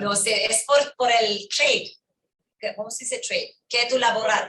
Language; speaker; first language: Spanish; early bilingual, heritage; English